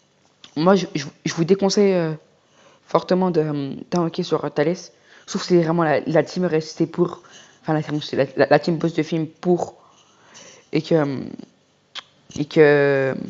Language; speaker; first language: French; native; French